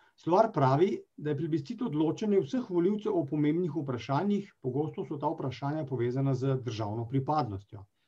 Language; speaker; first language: Slovenian; native; Slovenian